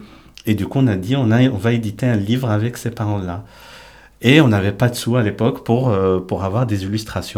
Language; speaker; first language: French; native; French